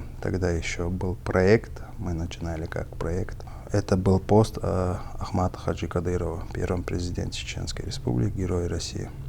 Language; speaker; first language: Russian; non-native, local second language; Chechen